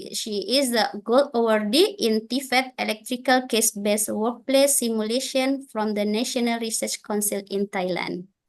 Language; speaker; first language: English; non-native, fluent; Indonesian